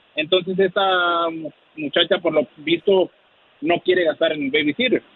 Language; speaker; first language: Spanish; native; Spanish